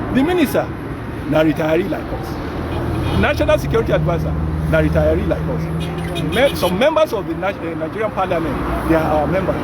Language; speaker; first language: Nigerian Pidgin; non-native, local second language; Yoruba